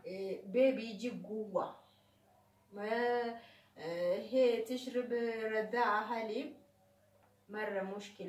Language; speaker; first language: Arabic; non-native, learner; Oromo